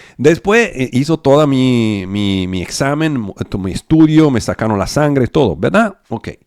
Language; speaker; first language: Spanish; non-native, fluent; Italian